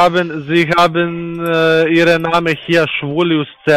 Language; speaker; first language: German; non-native, learner; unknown